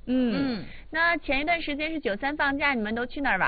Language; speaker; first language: Chinese; native; Chinese